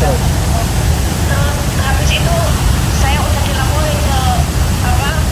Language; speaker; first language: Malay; non-native, local second language; Javanese